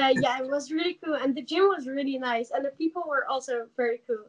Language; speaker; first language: English; non-native, fluent; Dutch